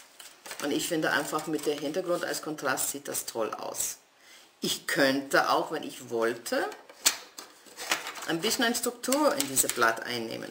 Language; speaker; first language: German; non-native, fluent; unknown